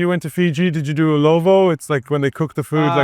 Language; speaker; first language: English; native; English